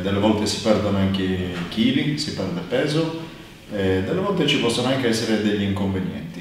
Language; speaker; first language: Italian; native; Italian